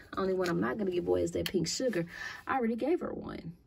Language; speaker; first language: English; native; English